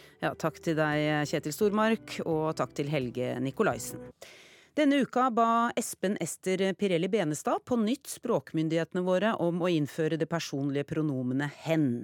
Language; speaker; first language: Norwegian; native; Norwegian